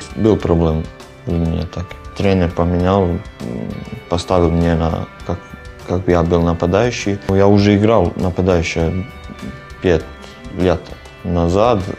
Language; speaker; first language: Russian; non-native, learner; Serbian